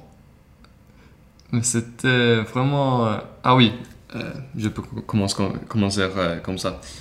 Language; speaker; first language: French; non-native, learner; Swedish